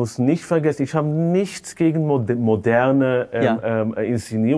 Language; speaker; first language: German; non-native, fluent; Hebrew